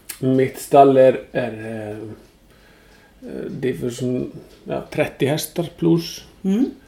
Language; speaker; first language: Swedish; non-native, fluent; Icelandic